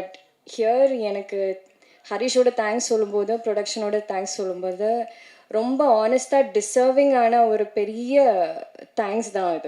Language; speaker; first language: Tamil; non-native, learner; Malayalam